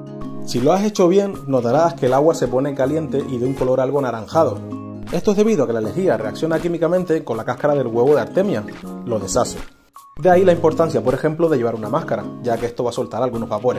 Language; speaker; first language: Spanish; native; Spanish